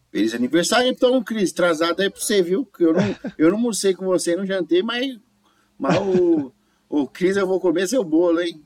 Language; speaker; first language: Portuguese; native; Portuguese